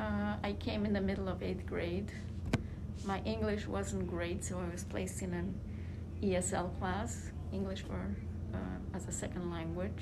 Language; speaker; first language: English; non-native, fluent; Romanian